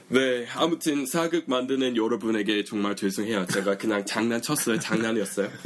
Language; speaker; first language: Korean; non-native, fluent; English